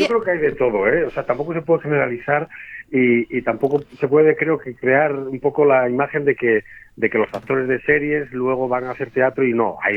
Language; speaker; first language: Spanish; native; Spanish